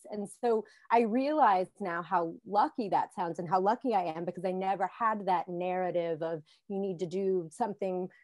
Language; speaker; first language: English; native; English